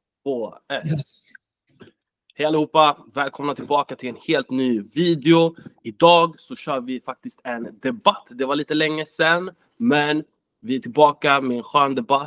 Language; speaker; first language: Swedish; native; Swedish